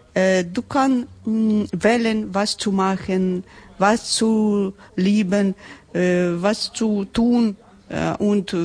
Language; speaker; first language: German; non-native, learner; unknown